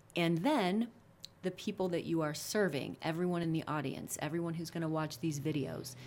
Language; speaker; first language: English; native; English